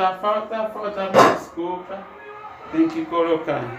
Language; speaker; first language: Portuguese; non-native, learner; Haitian Creole